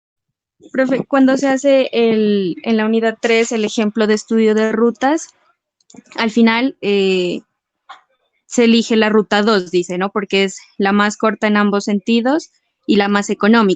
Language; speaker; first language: Spanish; native; Spanish